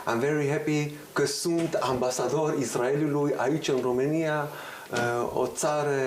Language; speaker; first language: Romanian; early bilingual, heritage; Hebrew